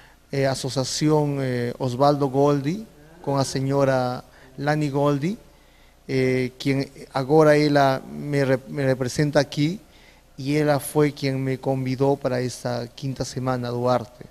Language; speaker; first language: Portuguese; non-native, fluent; Spanish